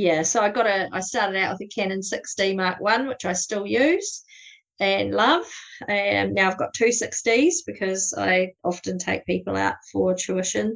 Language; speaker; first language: English; native; English